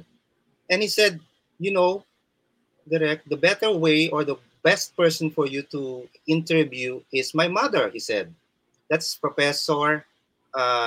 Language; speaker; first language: English; non-native, local second language; Waray